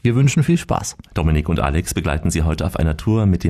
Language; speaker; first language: German; native; German